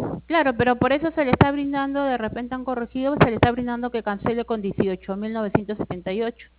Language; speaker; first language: Spanish; native; Spanish